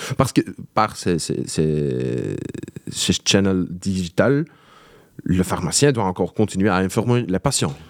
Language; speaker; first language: French; non-native, local second language; Dutch